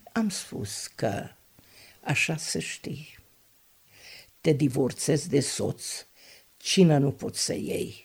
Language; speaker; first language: Romanian; non-native, local second language; Hungarian